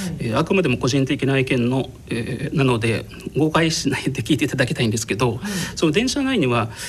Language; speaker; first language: Japanese; non-native, fluent; Arabic